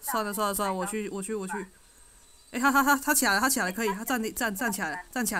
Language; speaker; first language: Chinese; native; Chinese